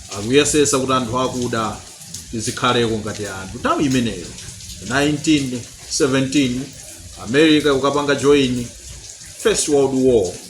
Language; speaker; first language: Nyanja; native; Nyanja